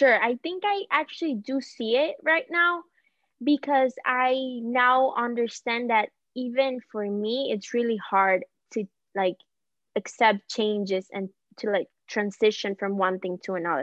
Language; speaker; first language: English; non-native, fluent; Spanish